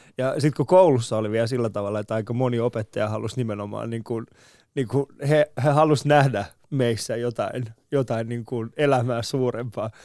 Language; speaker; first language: Finnish; early bilingual, other home language; Persian